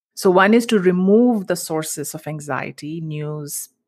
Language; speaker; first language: English; non-native, local second language; Hindi